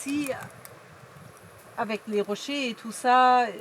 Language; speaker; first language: French; non-native, fluent; German